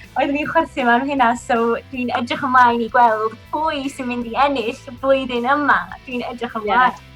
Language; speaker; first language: Welsh; non-native, local second language; English